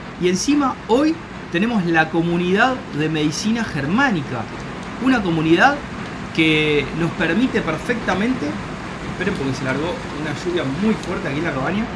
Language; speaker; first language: Spanish; native; Spanish